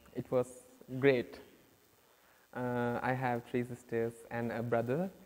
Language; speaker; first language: English; non-native, local second language; Nepali